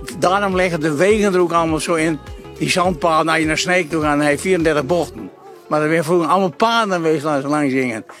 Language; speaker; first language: Dutch; native; Dutch